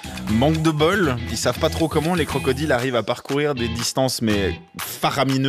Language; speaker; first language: French; native; French